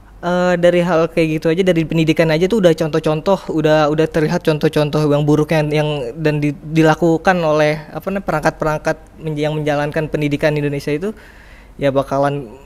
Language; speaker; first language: Indonesian; native; Indonesian